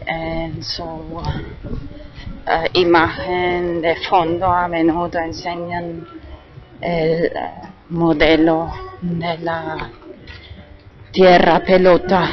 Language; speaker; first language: Spanish; non-native, fluent; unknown